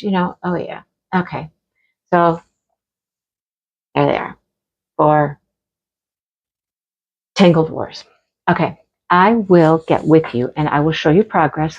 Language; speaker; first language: English; native; English